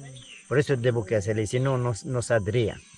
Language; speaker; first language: Spanish; non-native, local second language; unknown